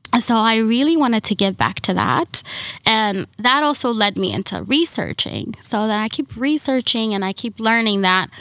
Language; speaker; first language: English; early bilingual, other home language; Somali